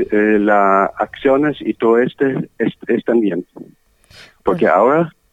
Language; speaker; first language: Spanish; non-native, learner; German